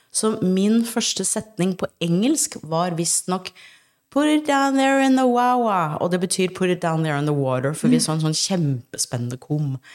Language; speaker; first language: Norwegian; early bilingual, other home language; English